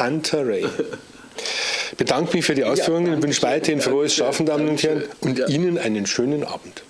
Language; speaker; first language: German; native; German